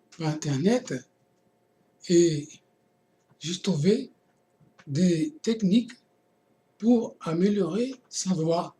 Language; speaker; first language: French; non-native, fluent; Portuguese